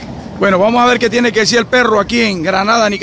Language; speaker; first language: Spanish; native; Spanish